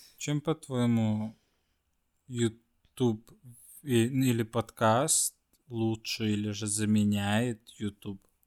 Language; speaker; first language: Russian; non-native, fluent; Swedish